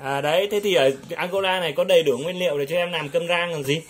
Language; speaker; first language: Vietnamese; native; Vietnamese